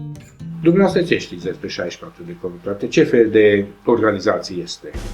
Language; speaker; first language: Romanian; non-native, local second language; Hungarian